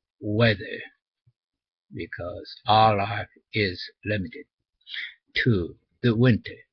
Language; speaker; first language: English; non-native, learner; Japanese